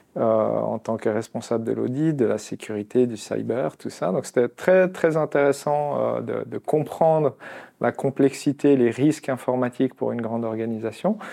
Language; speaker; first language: French; non-native, local second language; Arabic